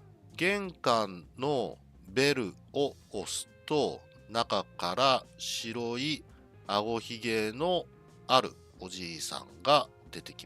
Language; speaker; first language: Japanese; non-native, learner; English